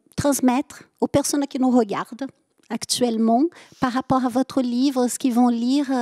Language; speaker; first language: French; native; French